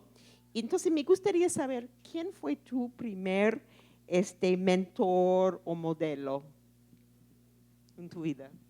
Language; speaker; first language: Spanish; non-native, fluent; English